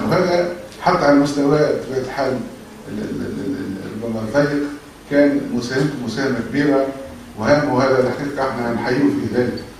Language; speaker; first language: Arabic; native; Arabic